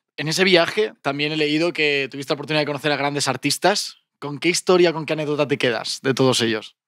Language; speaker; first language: Spanish; native; Spanish